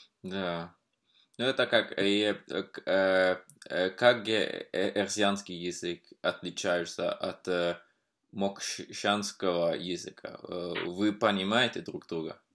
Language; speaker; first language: Russian; non-native, fluent; Norwegian